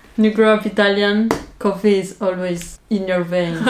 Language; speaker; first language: English; non-native, fluent; Italian